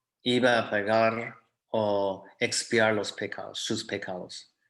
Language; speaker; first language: Spanish; non-native, fluent; English